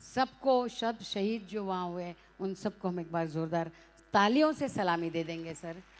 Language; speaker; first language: Hindi; non-native, local second language; Marathi